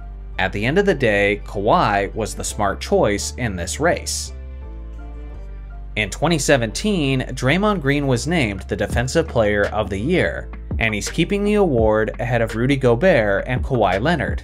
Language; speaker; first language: English; native; English